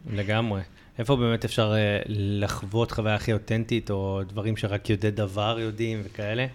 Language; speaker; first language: Hebrew; native; Hebrew